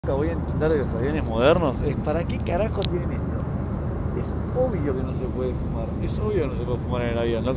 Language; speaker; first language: Spanish; native; Spanish